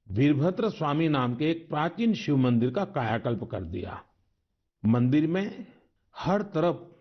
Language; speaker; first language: Hindi; non-native, local second language; Gujarati